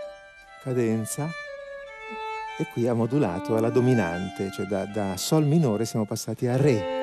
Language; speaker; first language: Italian; native; Italian